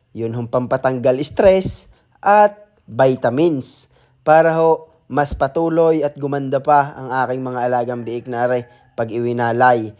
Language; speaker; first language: Filipino; native; Filipino